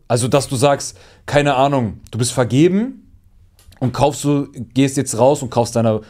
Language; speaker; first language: German; early bilingual, other home language; Turkish